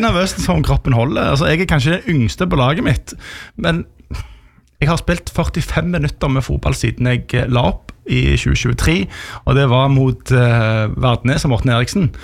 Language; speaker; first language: Norwegian; native; Norwegian